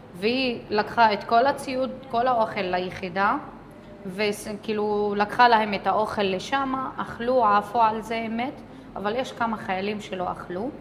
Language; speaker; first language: Hebrew; non-native, local second language; Arabic